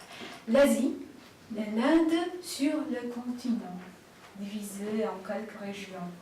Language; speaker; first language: French; non-native, fluent; Polish